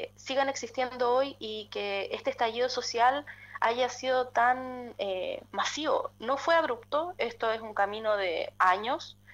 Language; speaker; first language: Spanish; native; Spanish